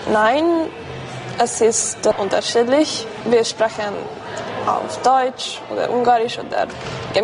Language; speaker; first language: German; non-native, local second language; Hungarian